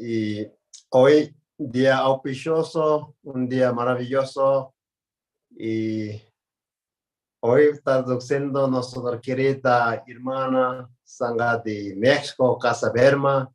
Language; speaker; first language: Spanish; non-native, learner; Tibetan